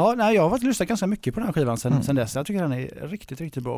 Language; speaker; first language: Swedish; native; Swedish